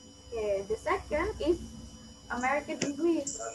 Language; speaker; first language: English; non-native, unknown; Indonesian